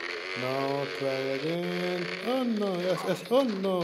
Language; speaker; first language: English; non-native, learner; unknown